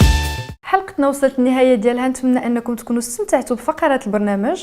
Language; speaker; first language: Arabic; native; Arabic